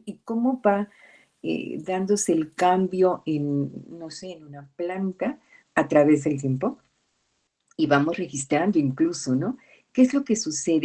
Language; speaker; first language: Spanish; native; Spanish